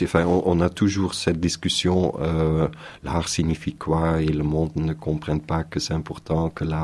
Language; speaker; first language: French; non-native, local second language; Dutch